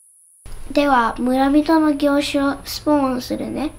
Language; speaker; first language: Japanese; native; Japanese